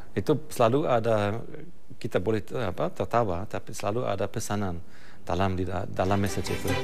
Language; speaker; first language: Malay; non-native, fluent; German